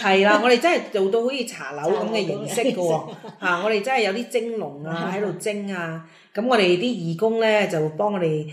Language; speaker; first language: Cantonese; native; Cantonese